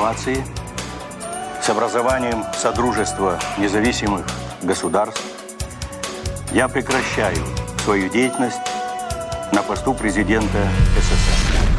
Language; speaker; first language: Russian; native; Russian